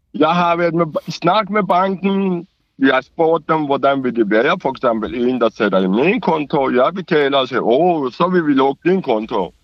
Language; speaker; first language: Danish; non-native, fluent; Persian